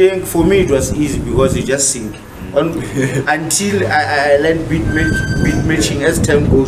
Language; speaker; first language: English; non-native, local second language; Northern Sotho